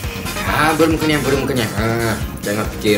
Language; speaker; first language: Indonesian; non-native, learner; Japanese